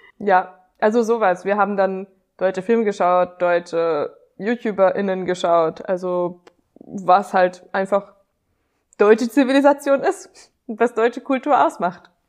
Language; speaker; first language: German; non-native, fluent; Hungarian